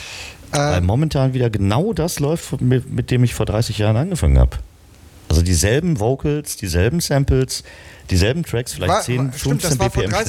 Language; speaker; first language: German; native; German